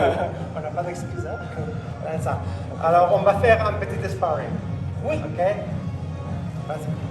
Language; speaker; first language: French; non-native, fluent; Spanish